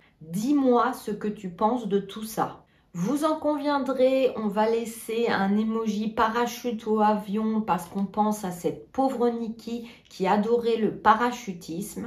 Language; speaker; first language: French; native; French